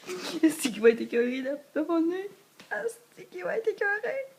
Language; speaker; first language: French; native; French